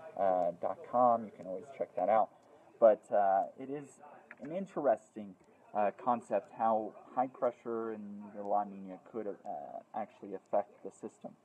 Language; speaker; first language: English; native; English